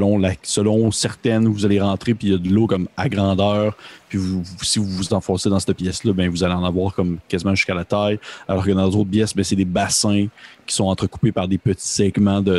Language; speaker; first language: French; native; French